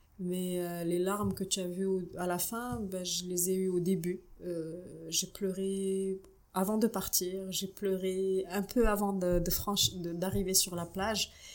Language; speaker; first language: French; non-native, local second language; Arabic